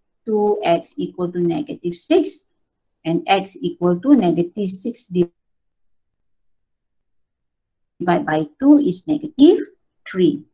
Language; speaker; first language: English; non-native, local second language; Malay